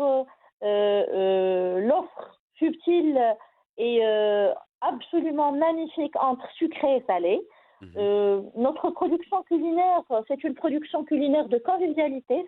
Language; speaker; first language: French; non-native, local second language; Arabic